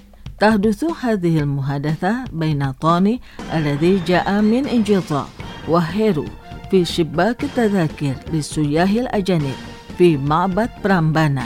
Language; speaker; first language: Arabic; non-native, fluent; Indonesian